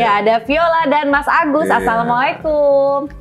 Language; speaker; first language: Indonesian; native; Indonesian